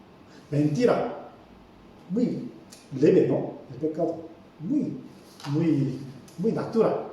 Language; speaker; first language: Spanish; non-native, fluent; Korean